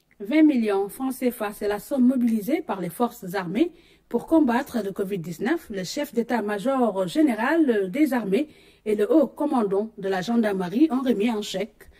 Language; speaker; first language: French; non-native, local second language; Wolof